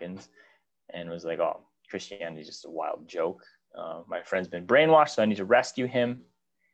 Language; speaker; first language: English; native; English